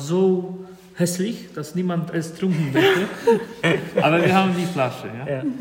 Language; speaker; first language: German; non-native, fluent; Polish